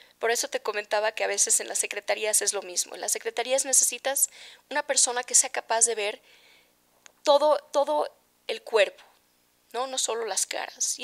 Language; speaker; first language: Spanish; native; Spanish